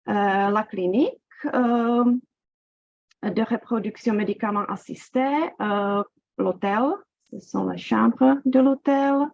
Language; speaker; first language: French; non-native, fluent; Czech